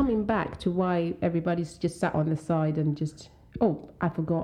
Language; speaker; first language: English; non-native, local second language; Swahili